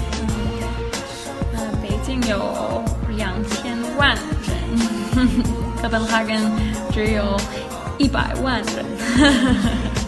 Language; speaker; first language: Chinese; non-native, learner; Danish